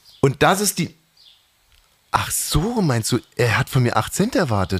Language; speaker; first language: German; native; German